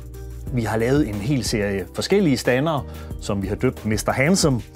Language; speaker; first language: Danish; native; Danish